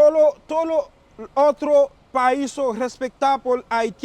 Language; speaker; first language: Spanish; non-native, learner; Haitian Creole